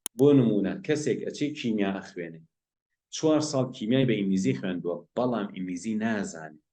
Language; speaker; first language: Central Kurdish; non-native, local second language; Gurani